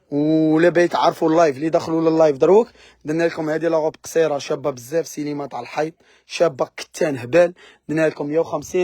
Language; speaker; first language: Arabic; native; Arabic